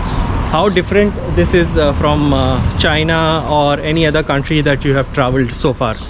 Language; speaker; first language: English; non-native, local second language; Hindi